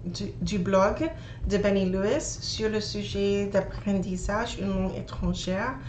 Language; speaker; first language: French; non-native, learner; English